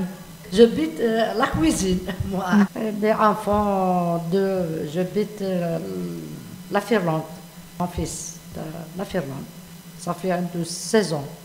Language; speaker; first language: French; non-native, learner; Arabic